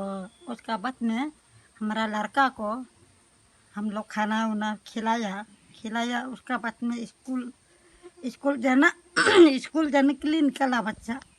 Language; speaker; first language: Hindi; non-native, local second language; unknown